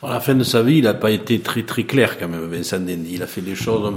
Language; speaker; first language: French; native; French